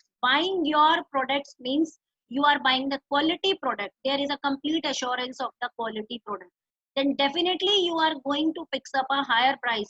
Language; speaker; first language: English; non-native, local second language; Hindi